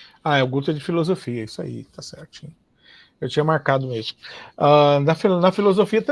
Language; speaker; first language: Portuguese; native; Portuguese